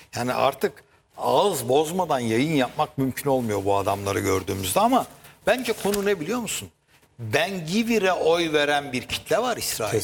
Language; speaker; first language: Turkish; native; Turkish